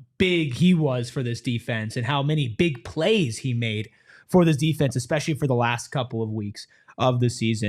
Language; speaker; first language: English; native; English